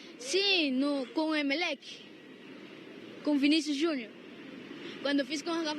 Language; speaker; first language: Portuguese; early bilingual, heritage; Portuguese